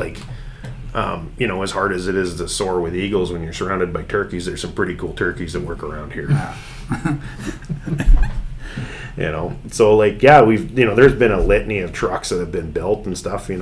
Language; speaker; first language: English; native; English